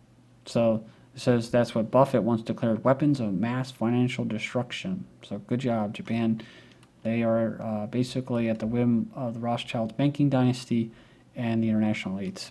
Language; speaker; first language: English; native; English